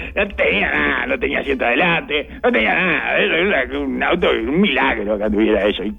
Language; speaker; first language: Spanish; native; Spanish